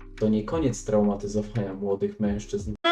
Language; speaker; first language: Polish; native; Polish